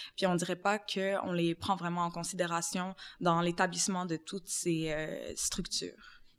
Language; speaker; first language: French; native; French